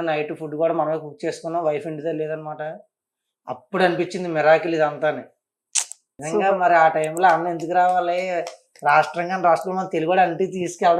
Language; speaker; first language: Telugu; native; Telugu